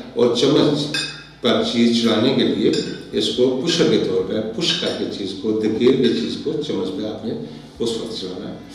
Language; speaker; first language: Urdu; non-native, local second language; Pahari-Potwari